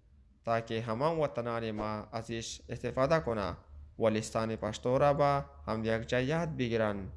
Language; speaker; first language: Persian; non-native, local second language; Pashto